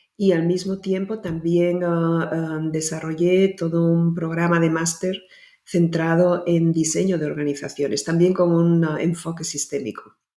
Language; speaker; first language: Spanish; native; Spanish